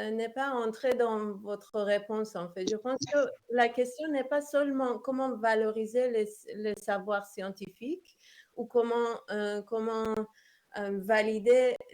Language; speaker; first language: French; non-native, fluent; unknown